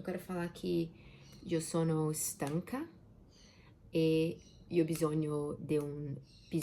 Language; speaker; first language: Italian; non-native, learner; Portuguese